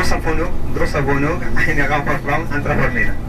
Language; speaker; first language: German; non-native, learner; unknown